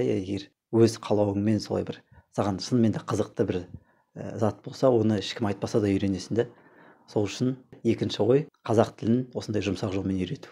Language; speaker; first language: Kazakh; native; Kazakh